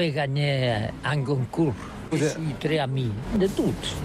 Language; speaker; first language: French; non-native, learner; Catalan